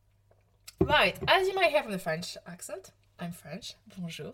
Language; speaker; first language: English; non-native, fluent; French